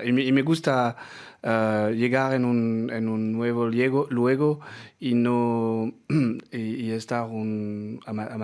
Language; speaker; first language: Spanish; non-native, learner; French